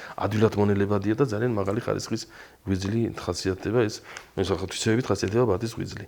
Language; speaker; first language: Georgian; native; Georgian